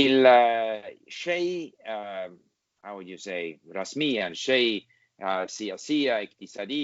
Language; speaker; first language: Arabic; non-native, learner; English